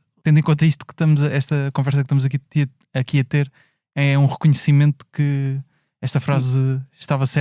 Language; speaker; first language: Portuguese; native; Portuguese